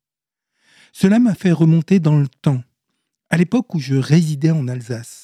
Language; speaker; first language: French; native; French